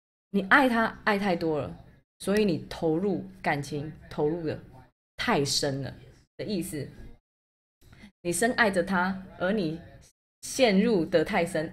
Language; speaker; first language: Chinese; native; Chinese